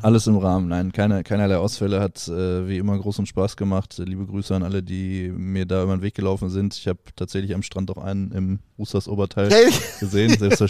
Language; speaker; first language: German; native; German